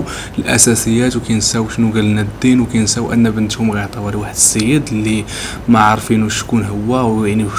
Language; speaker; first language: Arabic; native; Arabic